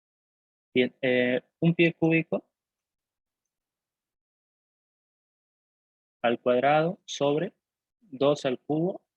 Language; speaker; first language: Spanish; native; Spanish